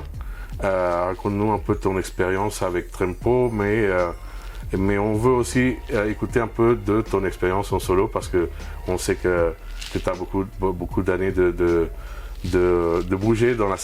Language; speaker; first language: French; non-native, fluent; Spanish